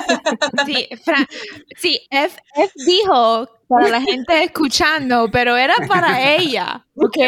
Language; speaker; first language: Spanish; early bilingual, heritage; Spanish